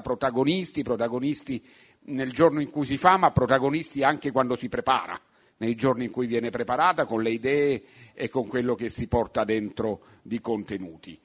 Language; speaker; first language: Italian; native; Italian